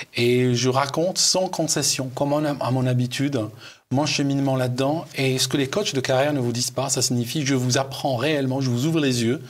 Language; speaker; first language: French; non-native, local second language; Arabic